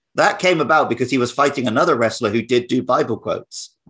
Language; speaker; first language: English; native; English